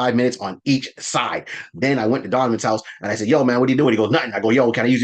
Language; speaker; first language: English; native; English